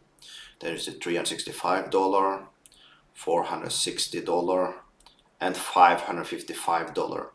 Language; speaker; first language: English; non-native, fluent; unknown